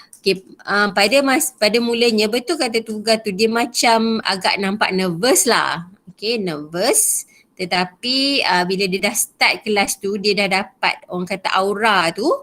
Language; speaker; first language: Malay; native; Malay